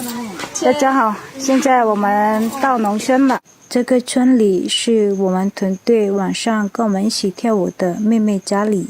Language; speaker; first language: Chinese; non-native, fluent; Hmong